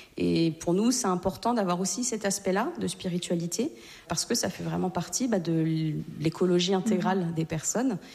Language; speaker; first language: French; native; French